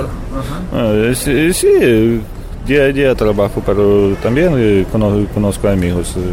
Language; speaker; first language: Spanish; non-native, learner; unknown